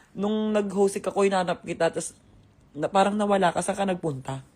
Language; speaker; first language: Filipino; native; Filipino